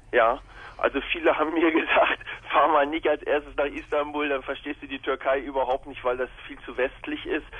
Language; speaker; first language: German; native; German